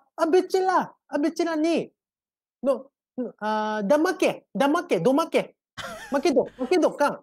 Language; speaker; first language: Malay; non-native, learner; Japanese